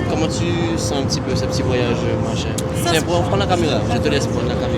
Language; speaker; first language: French; native; French